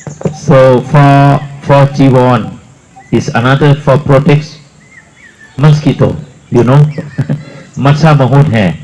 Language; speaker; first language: English; non-native, learner; Thai